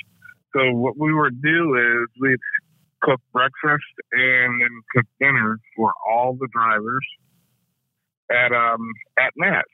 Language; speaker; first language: English; native; English